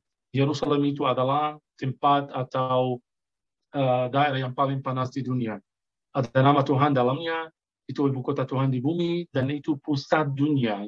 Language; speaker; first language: Indonesian; non-native, fluent; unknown